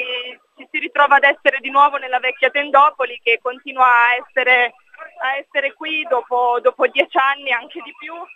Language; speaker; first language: Italian; native; Italian